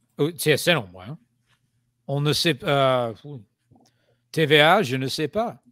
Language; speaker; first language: French; non-native, fluent; English